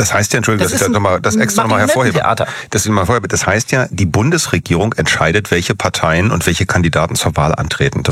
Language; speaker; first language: German; native; German